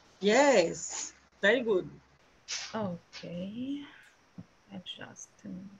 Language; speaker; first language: English; non-native, learner; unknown